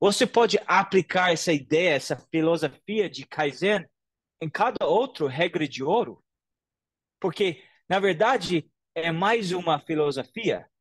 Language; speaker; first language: Portuguese; non-native, fluent; English